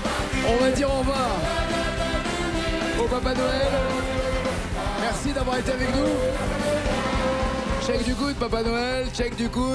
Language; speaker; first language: French; native; French